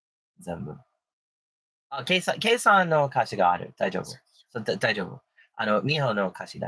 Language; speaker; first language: Japanese; non-native, learner; English